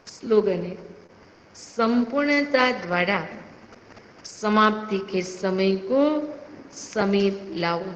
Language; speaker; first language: Hindi; non-native, local second language; Gujarati